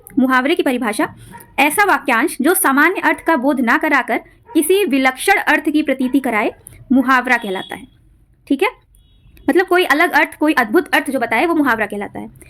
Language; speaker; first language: Hindi; native; Hindi